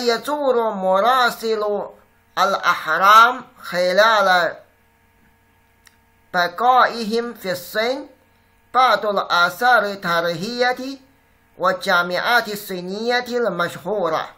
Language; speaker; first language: Arabic; non-native, fluent; Chinese